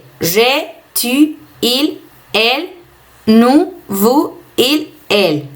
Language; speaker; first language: French; non-native, fluent; Spanish